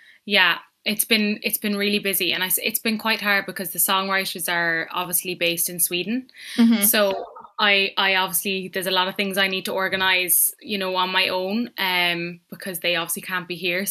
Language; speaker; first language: English; native; English